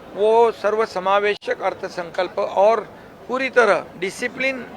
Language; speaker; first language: Hindi; non-native, local second language; Marathi